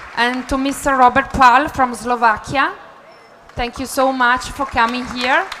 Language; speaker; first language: English; non-native, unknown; Italian